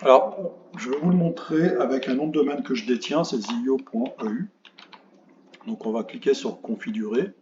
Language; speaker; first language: French; native; French